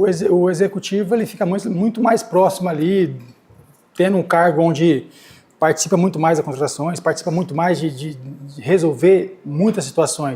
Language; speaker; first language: Portuguese; native; Portuguese